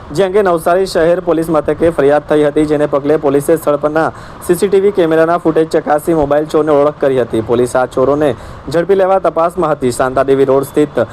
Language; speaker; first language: Gujarati; native; Gujarati